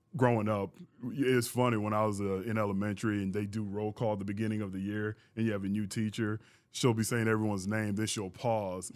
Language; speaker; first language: English; early bilingual, other home language; Yoruba